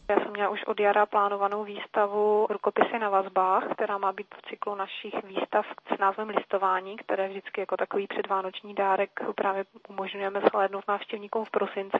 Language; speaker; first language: Czech; native; Czech